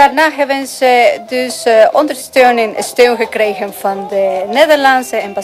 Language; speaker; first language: Dutch; non-native, fluent; Spanish